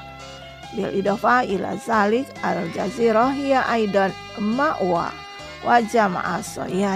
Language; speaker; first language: Arabic; non-native, fluent; Indonesian